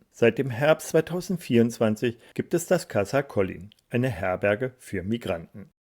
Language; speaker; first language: German; native; German